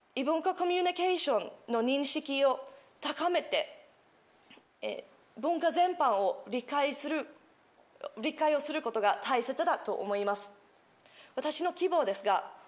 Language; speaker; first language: Japanese; non-native, fluent; English